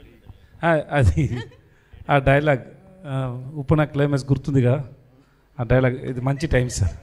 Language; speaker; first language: Telugu; non-native, learner; Tamil